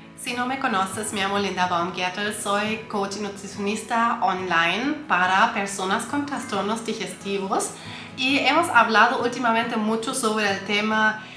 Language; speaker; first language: Spanish; non-native, fluent; German